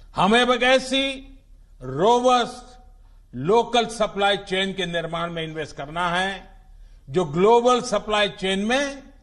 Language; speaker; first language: Hindi; non-native, local second language; Gujarati